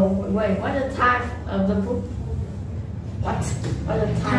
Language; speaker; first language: English; non-native, learner; Vietnamese